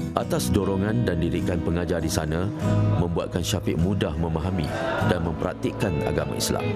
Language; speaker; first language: Malay; native; Malay